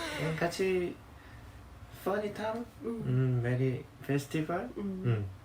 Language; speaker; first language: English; non-native, learner; Korean